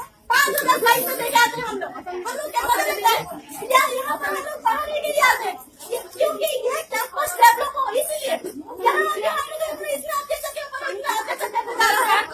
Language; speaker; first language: Hindi; non-native, local second language; Odia